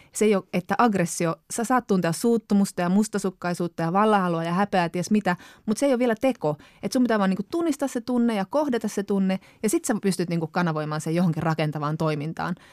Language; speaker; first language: Finnish; native; Finnish